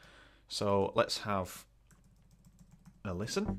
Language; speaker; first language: English; native; English